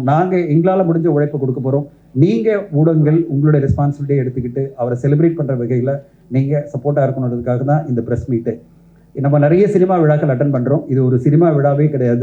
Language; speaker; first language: Tamil; native; Tamil